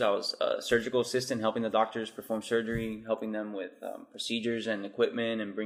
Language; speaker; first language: English; native; English